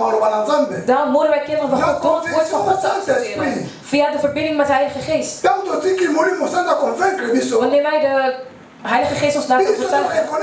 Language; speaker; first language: Dutch; non-native, fluent; Lingala